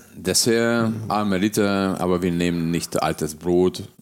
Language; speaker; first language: German; early bilingual, other home language; Hungarian